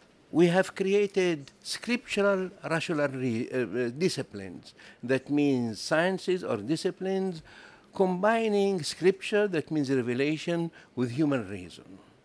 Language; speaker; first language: English; non-native, fluent; Arabic